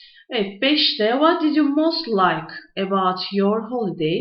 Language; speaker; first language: English; non-native, fluent; Turkish